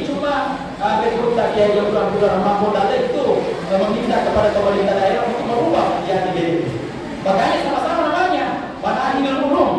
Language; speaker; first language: Indonesian; non-native, local second language; Buginese